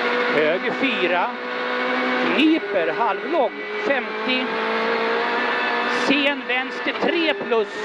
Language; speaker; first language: Swedish; native; Swedish